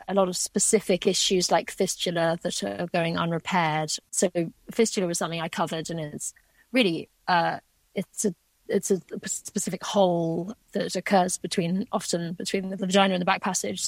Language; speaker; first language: English; native; English